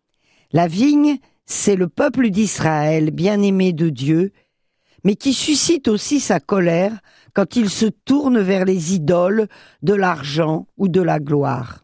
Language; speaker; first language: French; native; French